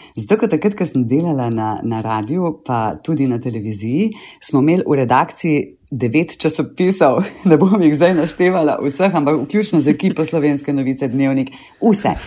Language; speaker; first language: Slovenian; native; Slovenian